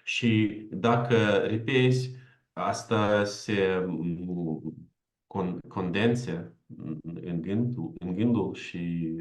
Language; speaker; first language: Romanian; non-native, learner; Ukrainian